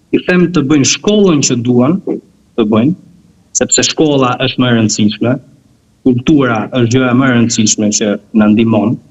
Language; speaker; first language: Albanian; native; Albanian